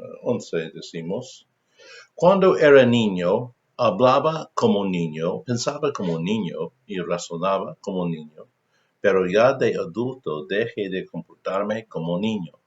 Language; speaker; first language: Spanish; non-native, fluent; English